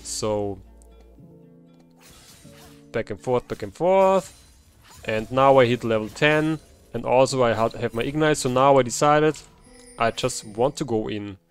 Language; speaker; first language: English; non-native, fluent; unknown